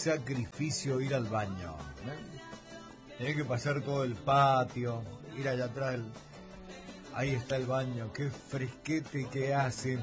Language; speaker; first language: Spanish; native; Spanish